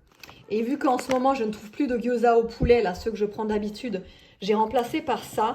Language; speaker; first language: French; native; French